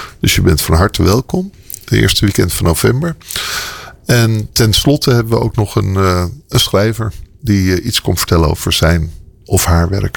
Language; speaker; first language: Dutch; native; Dutch